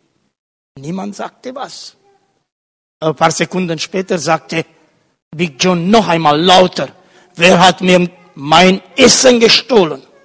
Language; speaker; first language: German; non-native, fluent; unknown